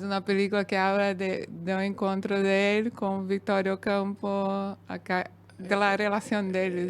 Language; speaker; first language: Spanish; non-native, fluent; Portuguese